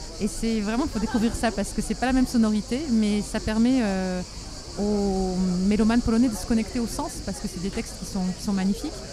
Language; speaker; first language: French; non-native, fluent; Polish